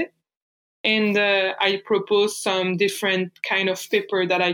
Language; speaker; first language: English; non-native, fluent; French